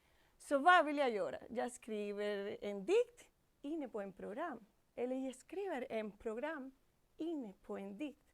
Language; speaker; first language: Swedish; non-native, fluent; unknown